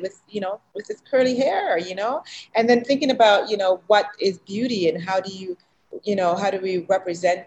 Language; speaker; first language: English; native; English